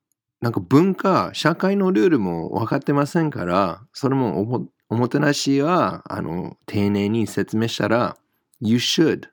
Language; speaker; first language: Japanese; non-native, fluent; English